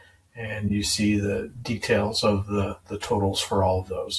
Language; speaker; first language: English; native; English